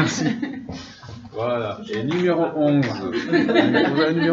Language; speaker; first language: French; non-native, fluent; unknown